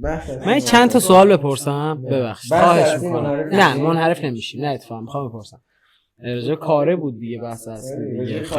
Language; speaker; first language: Persian; native; Persian